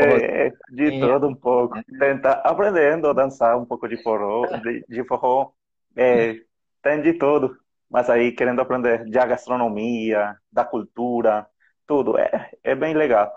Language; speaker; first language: Portuguese; non-native, fluent; Spanish